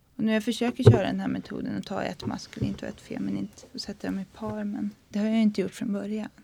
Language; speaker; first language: Swedish; native; Swedish